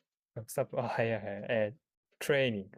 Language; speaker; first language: Cantonese; non-native, learner; Japanese